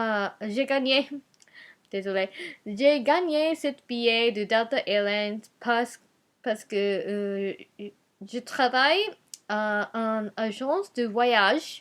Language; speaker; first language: French; non-native, learner; Japanese